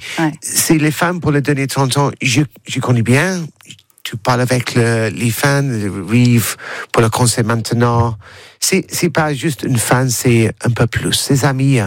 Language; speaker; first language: French; non-native, learner; English